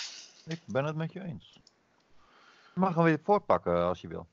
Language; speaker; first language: Dutch; native; Dutch